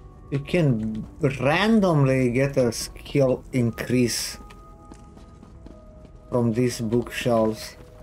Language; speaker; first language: English; non-native, fluent; Romanian